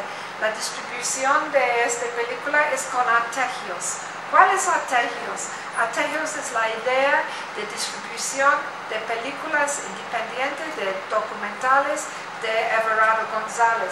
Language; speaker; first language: Spanish; non-native, learner; English